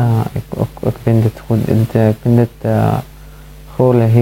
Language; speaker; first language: Dutch; non-native, learner; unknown